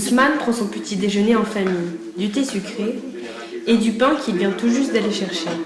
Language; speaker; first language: French; native; French